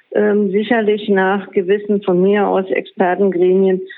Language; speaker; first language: German; native; German